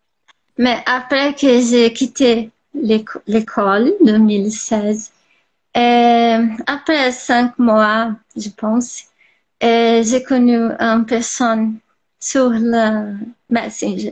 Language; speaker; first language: French; non-native, learner; Portuguese